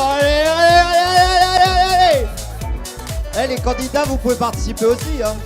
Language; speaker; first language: French; native; French